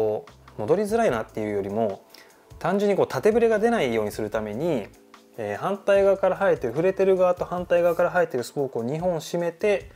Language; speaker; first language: Japanese; native; Japanese